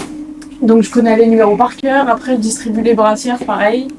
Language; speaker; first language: French; native; French